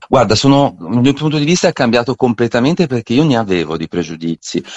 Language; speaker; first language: Italian; native; Italian